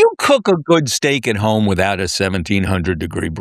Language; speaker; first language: English; native; English